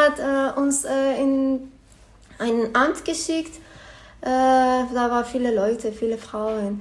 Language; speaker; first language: German; non-native, learner; Persian